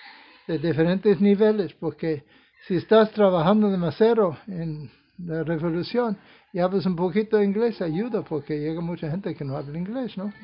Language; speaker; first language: Spanish; non-native, fluent; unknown